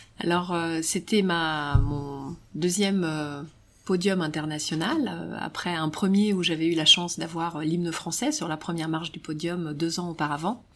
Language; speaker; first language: French; early bilingual, other home language; Romanian